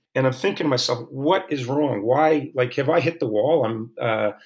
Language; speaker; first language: English; native; English